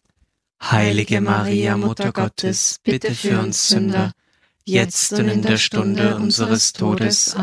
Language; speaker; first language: German; native; German